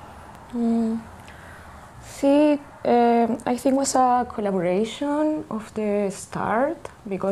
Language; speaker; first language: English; non-native, learner; Spanish